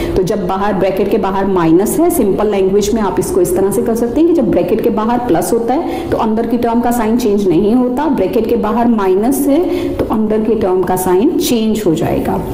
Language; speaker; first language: Hindi; non-native, local second language; Punjabi